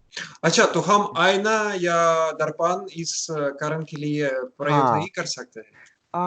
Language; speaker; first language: Hindi; non-native, learner; Russian